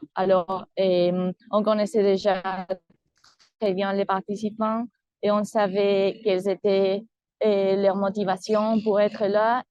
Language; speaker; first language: French; non-native, fluent; Spanish